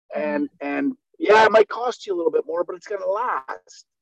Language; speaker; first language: English; native; English